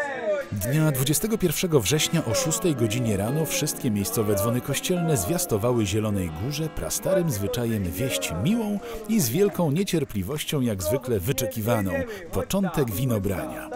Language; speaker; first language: Polish; native; Polish